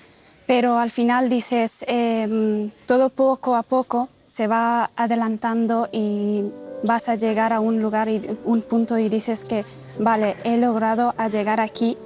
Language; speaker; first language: Spanish; non-native, fluent; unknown